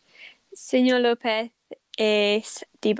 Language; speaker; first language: Spanish; non-native, learner; English